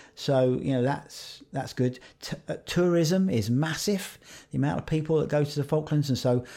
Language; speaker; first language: English; native; English